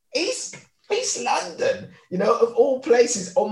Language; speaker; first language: English; native; English